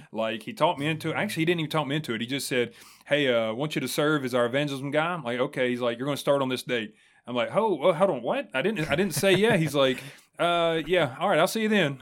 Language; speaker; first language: English; native; English